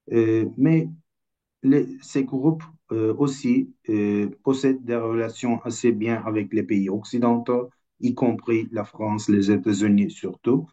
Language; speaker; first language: French; non-native, fluent; Turkish